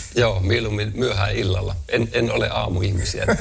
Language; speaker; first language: Finnish; non-native, local second language; Northern Sami